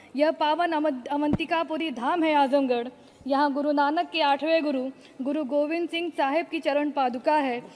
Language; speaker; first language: Hindi; native; Hindi